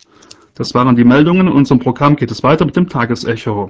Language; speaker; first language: German; native; German